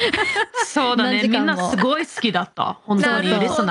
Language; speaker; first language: Japanese; non-native, fluent; English